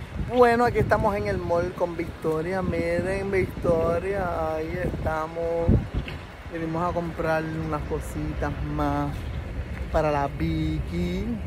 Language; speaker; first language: Spanish; native; Spanish